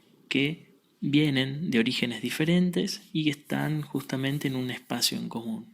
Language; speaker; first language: Spanish; native; Spanish